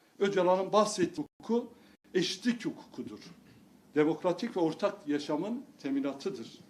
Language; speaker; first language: Turkish; non-native, local second language; Kurdish